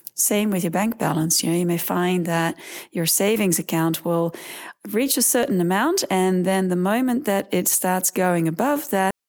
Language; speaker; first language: English; early bilingual, other home language; Dutch